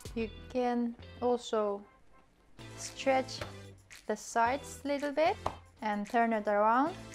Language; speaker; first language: English; non-native, fluent; Chinese